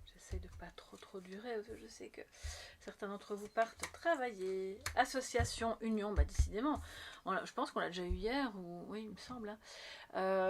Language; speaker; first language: French; native; French